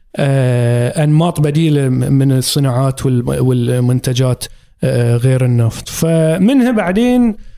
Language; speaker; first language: Arabic; native; Arabic